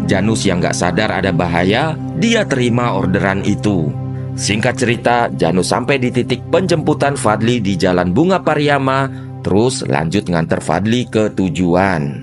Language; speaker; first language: Indonesian; native; Indonesian